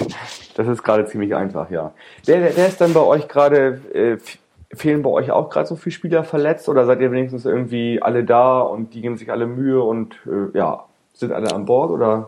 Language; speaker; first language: German; native; German